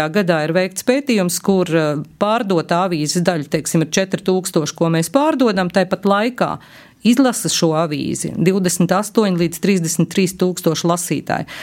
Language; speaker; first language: Latvian; native; Latvian